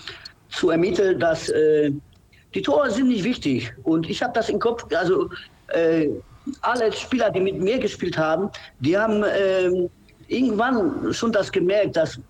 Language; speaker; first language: German; non-native, fluent; Polish